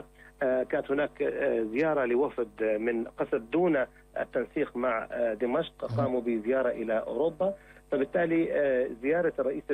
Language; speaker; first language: Arabic; native; Arabic